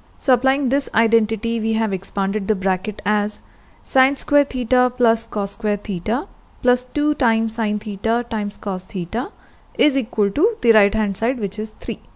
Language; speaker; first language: English; non-native, local second language; Hindi